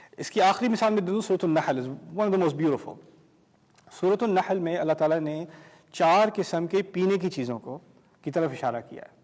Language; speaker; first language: Urdu; early bilingual, heritage; Urdu